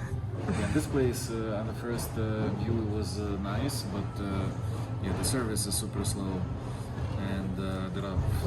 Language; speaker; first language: English; non-native, fluent; Russian